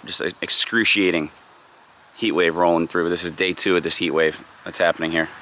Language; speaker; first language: English; native; English